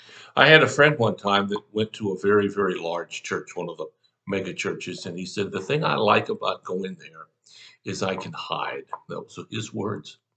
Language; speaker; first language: English; native; English